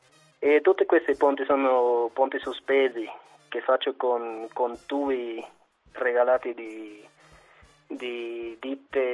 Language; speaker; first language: Italian; non-native, fluent; German